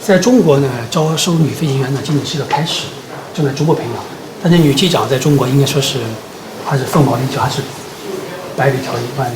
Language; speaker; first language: Chinese; native; Chinese